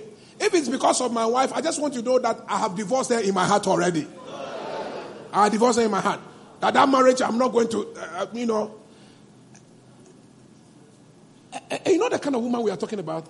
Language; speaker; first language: English; non-native, local second language; Ewe